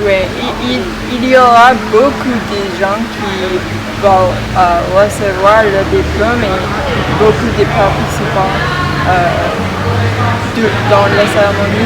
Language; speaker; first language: French; non-native, learner; English